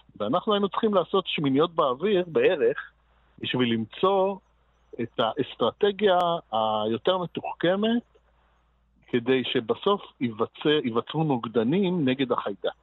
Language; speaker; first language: Hebrew; native; Hebrew